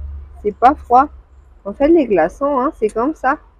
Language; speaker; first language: French; non-native, local second language; Malagasy